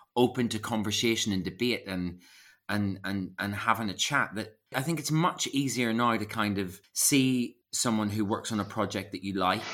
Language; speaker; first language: English; native; English